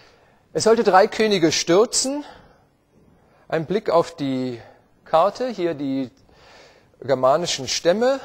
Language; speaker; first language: German; native; German